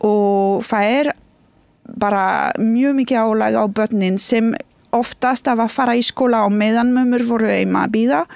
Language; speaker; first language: Icelandic; non-native, learner; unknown